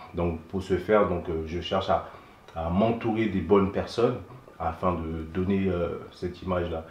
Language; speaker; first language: French; non-native, local second language; Haitian Creole